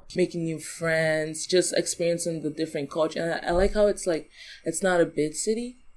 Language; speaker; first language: English; early bilingual, other home language; Yoruba